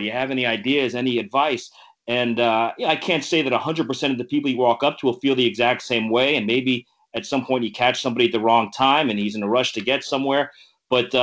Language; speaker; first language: English; native; English